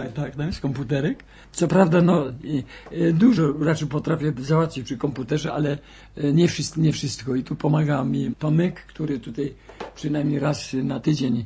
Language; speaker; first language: Polish; native; Polish